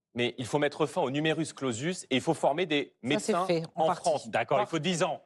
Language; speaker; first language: French; native; French